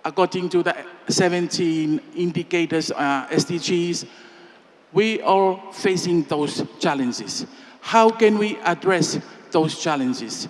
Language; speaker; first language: English; non-native, fluent; Tongan